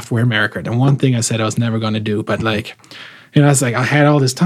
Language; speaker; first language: English; non-native, fluent; German